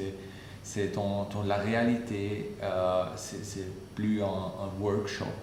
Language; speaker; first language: French; non-native, fluent; German